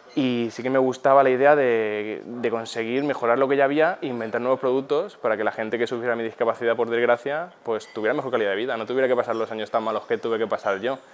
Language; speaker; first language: Spanish; native; Spanish